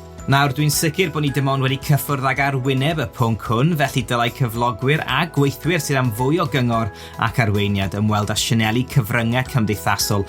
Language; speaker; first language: Welsh; native; Welsh